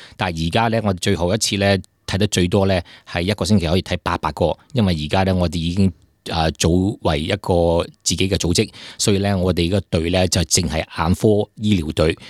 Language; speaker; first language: Cantonese; early bilingual, heritage; Cantonese